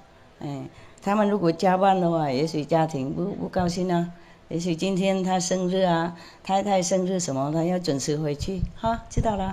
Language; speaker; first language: Chinese; non-native, fluent; Vietnamese